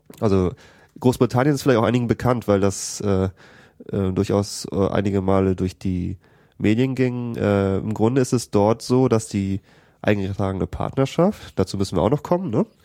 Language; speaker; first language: German; native; German